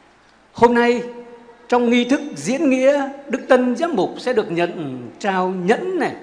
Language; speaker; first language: Vietnamese; native; Vietnamese